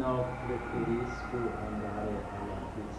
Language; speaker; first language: Italian; non-native, learner; Portuguese